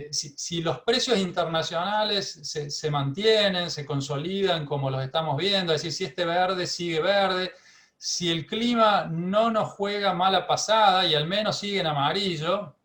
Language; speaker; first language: Spanish; native; Spanish